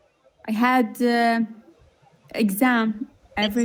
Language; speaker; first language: English; non-native, learner; Arabic